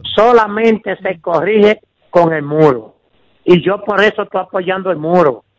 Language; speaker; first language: Spanish; native; Spanish